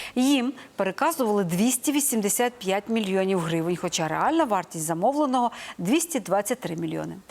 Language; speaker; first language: Ukrainian; native; Ukrainian